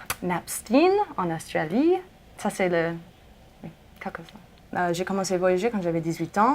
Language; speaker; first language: French; non-native, fluent; English